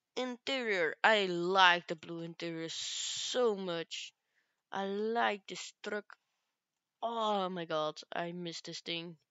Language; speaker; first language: English; non-native, learner; Dutch